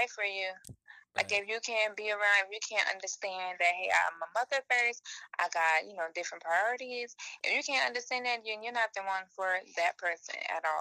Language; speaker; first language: English; native; English